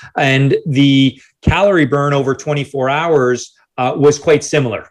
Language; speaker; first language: English; native; English